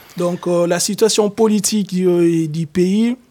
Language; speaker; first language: French; non-native, local second language; Lingala